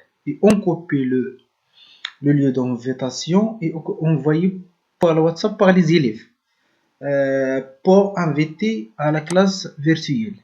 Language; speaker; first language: French; non-native, learner; Arabic